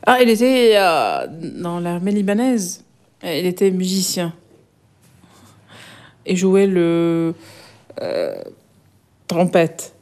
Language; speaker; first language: French; non-native, local second language; Arabic